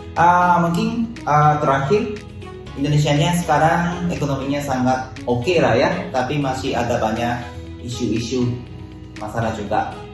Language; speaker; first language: Indonesian; non-native, fluent; Japanese